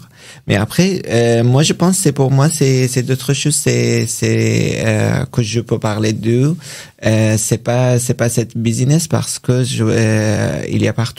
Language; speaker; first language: French; non-native, learner; Persian